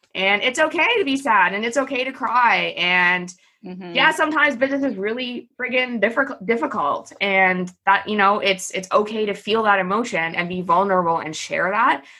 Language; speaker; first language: English; native; English